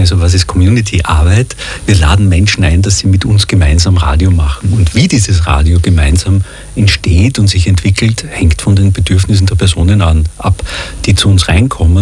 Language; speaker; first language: German; native; German